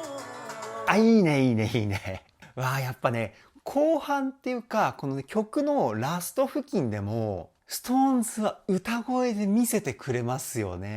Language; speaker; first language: Japanese; native; Japanese